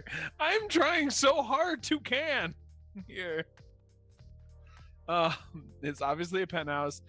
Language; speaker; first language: English; native; English